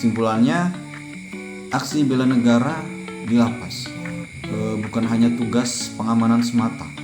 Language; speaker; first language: Indonesian; native; Indonesian